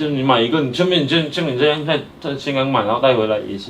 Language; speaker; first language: Chinese; native; Chinese